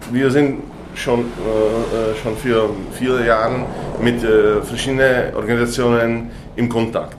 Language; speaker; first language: German; non-native, learner; Czech